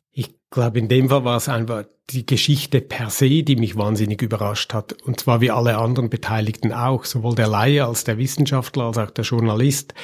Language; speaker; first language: German; native; German